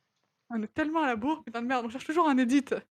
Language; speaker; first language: French; native; French